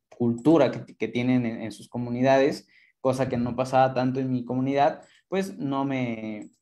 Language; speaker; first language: Spanish; non-native, local second language; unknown